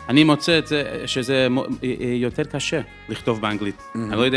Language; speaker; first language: Hebrew; early bilingual, heritage; English